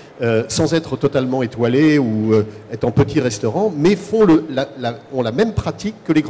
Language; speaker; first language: French; native; French